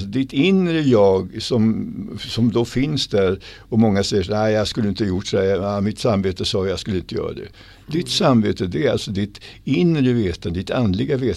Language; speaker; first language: Swedish; native; Swedish